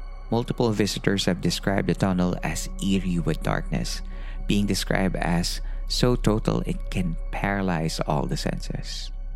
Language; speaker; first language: English; non-native, local second language; Filipino